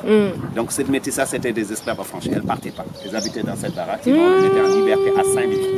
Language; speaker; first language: French; non-native, local second language; Wolof